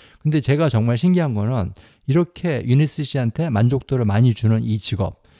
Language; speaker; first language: Korean; native; Korean